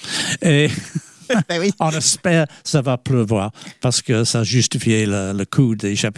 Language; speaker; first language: French; non-native, fluent; English